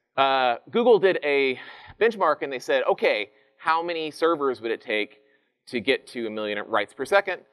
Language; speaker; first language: English; native; English